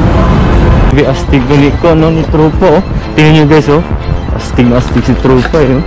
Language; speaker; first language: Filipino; non-native, local second language; Cebuano